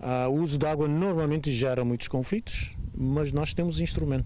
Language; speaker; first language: Portuguese; non-native, local second language; Kabuverdianu